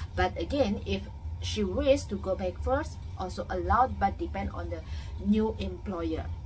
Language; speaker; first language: English; non-native, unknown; Indonesian